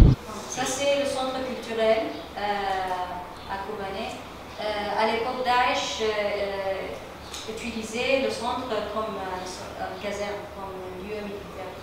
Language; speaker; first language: French; non-native, fluent; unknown